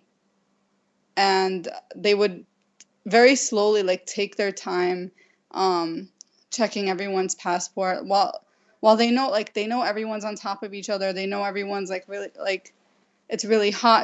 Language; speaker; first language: English; native; English